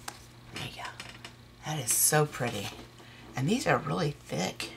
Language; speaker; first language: English; native; English